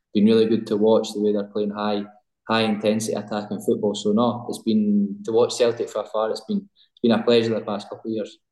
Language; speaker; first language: English; native; English